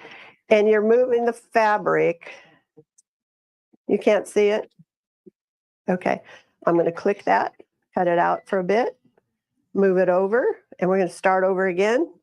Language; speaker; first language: English; native; English